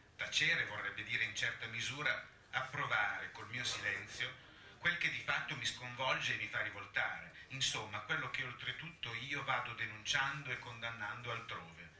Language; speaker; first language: Italian; native; Italian